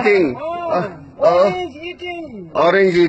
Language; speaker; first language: English; non-native, learner; Nepali